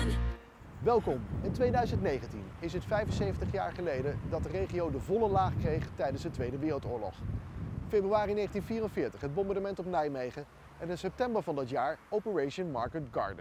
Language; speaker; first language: Dutch; native; Dutch